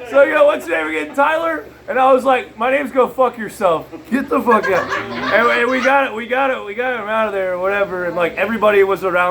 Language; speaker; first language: English; native; English